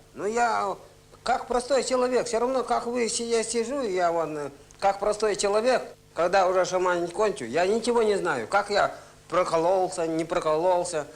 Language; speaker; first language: Russian; non-native, local second language; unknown